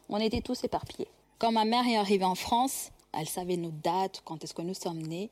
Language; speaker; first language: French; non-native, local second language; Kinyarwanda